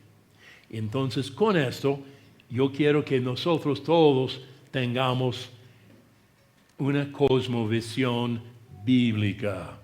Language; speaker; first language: Spanish; non-native, fluent; English